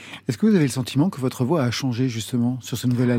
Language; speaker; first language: French; native; French